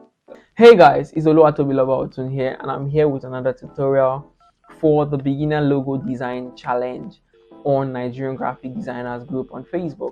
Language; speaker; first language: English; non-native, local second language; Yoruba